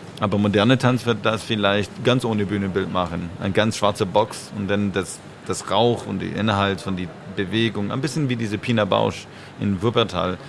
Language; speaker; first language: German; non-native, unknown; French